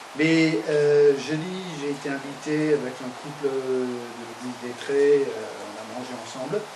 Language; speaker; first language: French; non-native, fluent; English